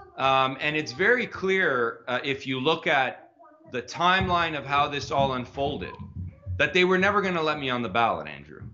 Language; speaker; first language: English; native; English